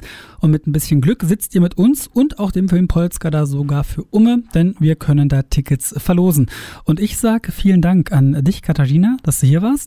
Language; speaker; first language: German; native; German